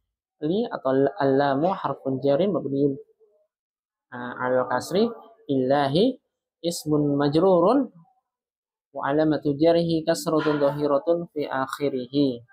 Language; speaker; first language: Arabic; non-native, learner; Indonesian